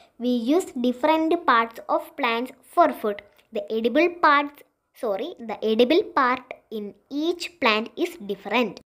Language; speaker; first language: English; non-native, local second language; Malayalam